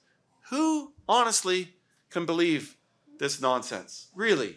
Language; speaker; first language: English; native; English